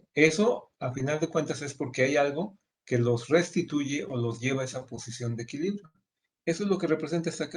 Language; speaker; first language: Spanish; native; Spanish